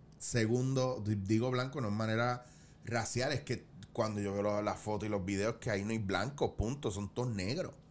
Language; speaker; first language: Spanish; native; Spanish